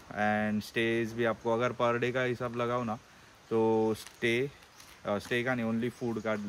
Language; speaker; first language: Hindi; non-native, local second language; Marathi